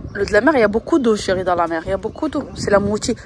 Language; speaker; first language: French; non-native, local second language; Arabic